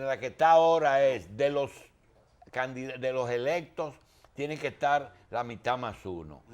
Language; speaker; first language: Spanish; native; Spanish